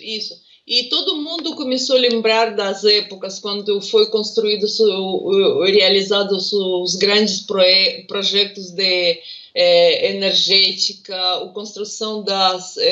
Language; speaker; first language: Portuguese; non-native, fluent; Russian